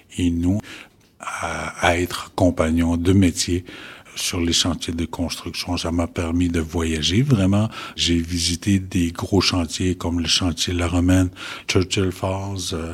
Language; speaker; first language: French; non-native, local second language; Innu-aimun